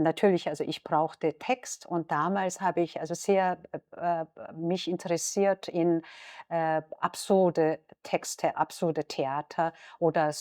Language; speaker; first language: German; non-native, fluent; Korean